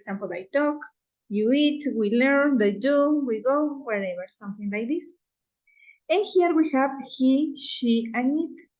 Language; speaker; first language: English; non-native, fluent; Spanish